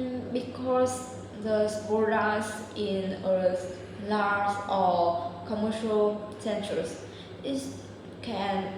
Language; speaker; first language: English; non-native, learner; Vietnamese